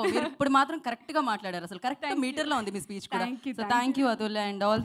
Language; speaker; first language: Telugu; native; Telugu